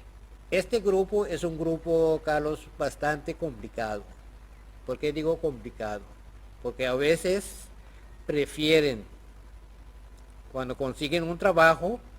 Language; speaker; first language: Spanish; non-native, fluent; Papiamento